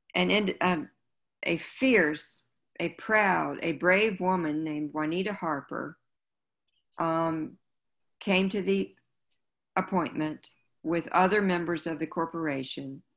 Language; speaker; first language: English; native; English